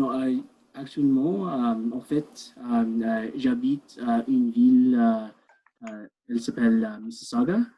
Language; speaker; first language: French; non-native, learner; English